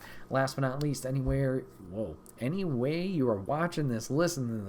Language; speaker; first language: English; native; English